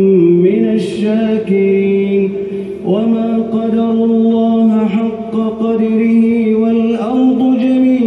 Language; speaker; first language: Arabic; native; Arabic